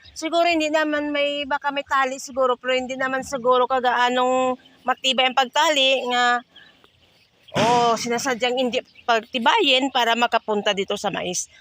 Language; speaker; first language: Filipino; non-native, local second language; Hiligaynon